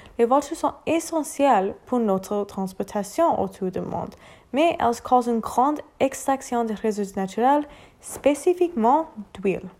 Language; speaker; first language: French; non-native, learner; English